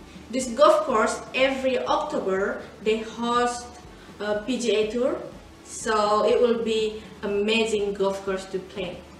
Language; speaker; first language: English; non-native, learner; Indonesian